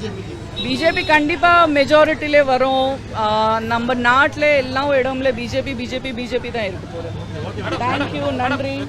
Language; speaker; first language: Tamil; non-native, fluent; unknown